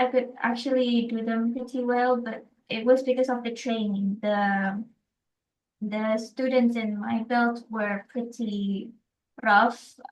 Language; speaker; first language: English; non-native, fluent; Indonesian